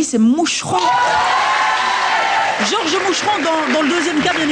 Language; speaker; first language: French; native; French